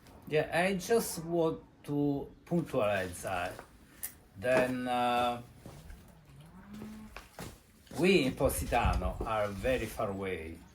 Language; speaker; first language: English; non-native, learner; Italian